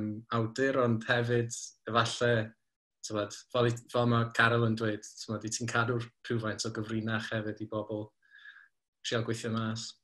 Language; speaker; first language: Welsh; native; Welsh